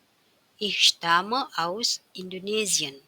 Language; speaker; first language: German; non-native, fluent; Indonesian